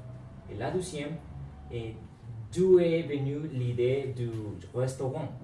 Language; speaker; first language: French; non-native, learner; Spanish